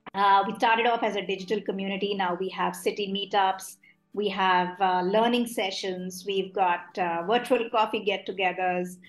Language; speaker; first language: English; non-native, local second language; Hindi